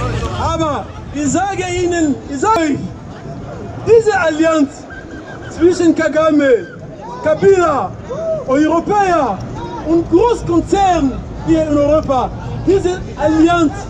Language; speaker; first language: German; non-native, fluent; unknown